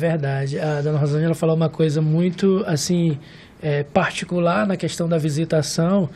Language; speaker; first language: Portuguese; native; Portuguese